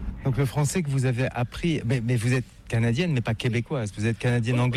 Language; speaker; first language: French; native; French